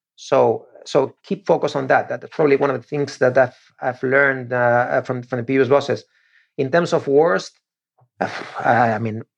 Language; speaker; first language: English; non-native, fluent; Spanish